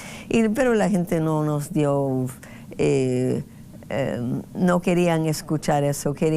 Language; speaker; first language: Spanish; non-native, fluent; English